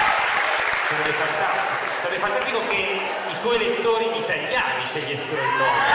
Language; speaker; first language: Italian; native; Italian